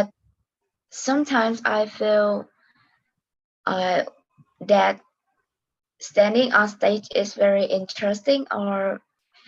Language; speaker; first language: English; non-native, learner; Korean